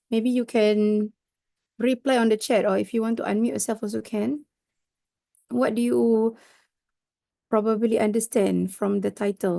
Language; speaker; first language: English; non-native, local second language; Malay